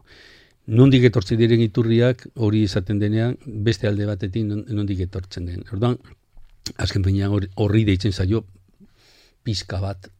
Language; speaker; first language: Basque; non-native, local second language; Spanish